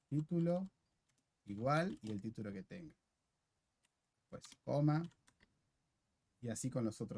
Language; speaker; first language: Spanish; native; Spanish